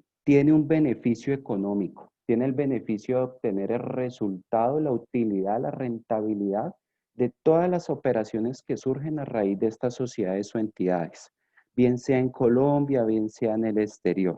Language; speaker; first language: Spanish; native; Spanish